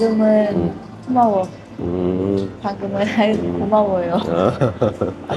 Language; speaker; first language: Korean; non-native, learner; Thai